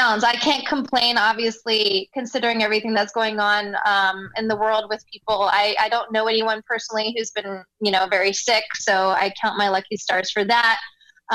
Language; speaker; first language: English; native; English